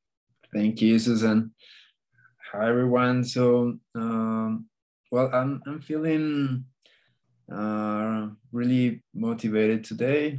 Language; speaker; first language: English; non-native, fluent; Spanish